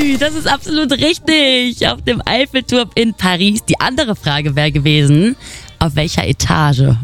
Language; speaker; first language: German; native; German